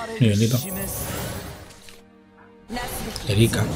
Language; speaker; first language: Spanish; native; Spanish